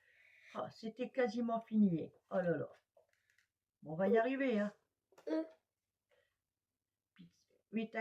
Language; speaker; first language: French; native; French